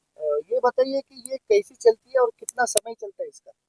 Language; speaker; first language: Hindi; non-native, local second language; Marathi